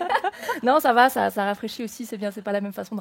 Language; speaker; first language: French; native; French